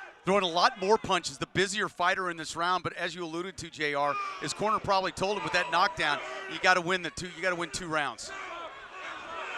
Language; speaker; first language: English; native; English